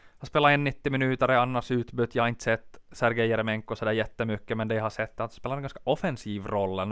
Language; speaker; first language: Swedish; native; Swedish